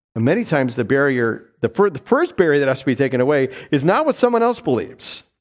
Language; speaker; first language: English; native; English